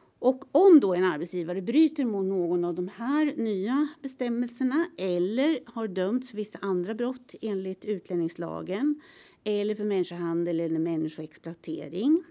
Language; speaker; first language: Swedish; native; Swedish